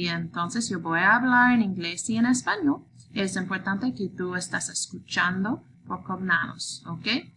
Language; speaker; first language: Spanish; non-native, learner; English